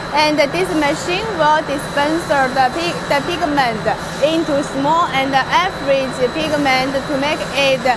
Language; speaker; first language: English; non-native, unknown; Chinese